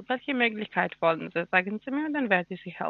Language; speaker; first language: German; non-native, learner; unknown